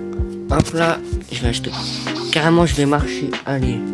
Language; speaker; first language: French; native; French